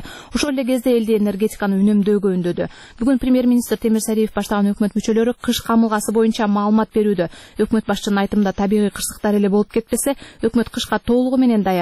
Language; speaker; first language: Kyrgyz; native; Kyrgyz